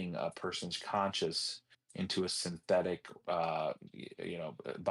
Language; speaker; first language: English; native; English